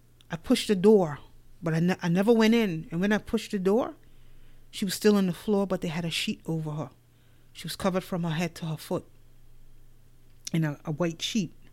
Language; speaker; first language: English; native; English